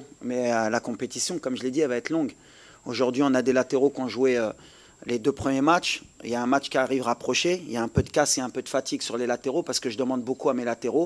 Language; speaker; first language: French; native; French